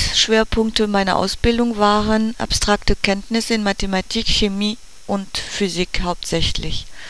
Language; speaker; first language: German; non-native, learner; French